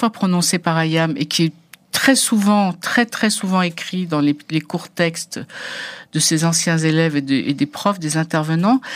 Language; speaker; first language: French; early bilingual, other home language; Arabic